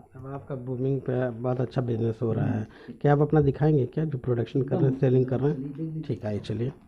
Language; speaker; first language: Hindi; native; Hindi